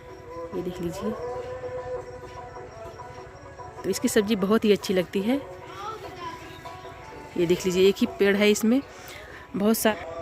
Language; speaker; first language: Hindi; non-native, local second language; Bhojpuri